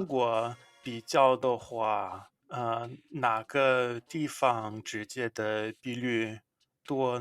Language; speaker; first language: Chinese; non-native, fluent; English